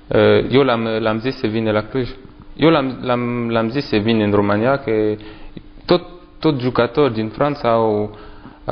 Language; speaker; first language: Romanian; non-native, learner; French